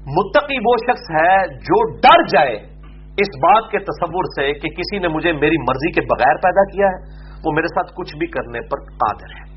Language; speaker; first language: Urdu; non-native, local second language; Punjabi